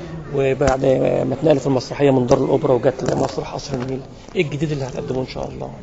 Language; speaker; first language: Arabic; native; Arabic